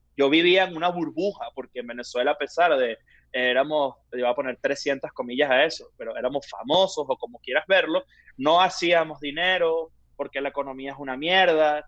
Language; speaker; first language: Spanish; native; Spanish